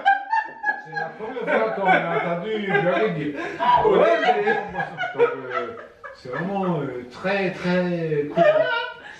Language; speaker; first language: French; non-native, learner; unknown